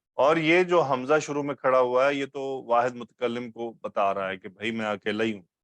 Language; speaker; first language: Urdu; native; Urdu